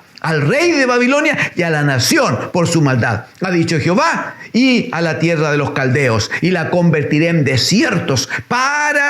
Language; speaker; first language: Spanish; native; Spanish